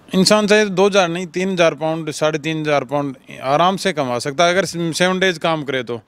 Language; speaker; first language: Hindi; non-native, local second language; Punjabi